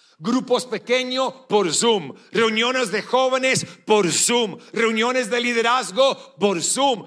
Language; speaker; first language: Spanish; non-native, fluent; English